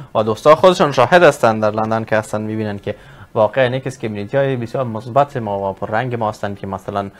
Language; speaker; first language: Persian; native; Persian